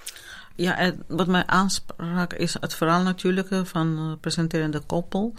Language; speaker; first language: Dutch; non-native, fluent; Italian